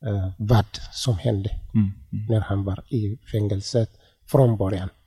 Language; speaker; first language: Swedish; non-native, learner; Tigrinya